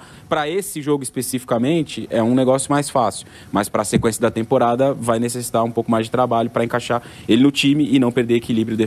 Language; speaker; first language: Portuguese; native; Portuguese